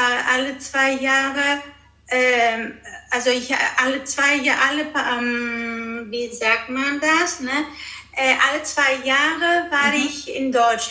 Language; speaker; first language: German; non-native, fluent; Greek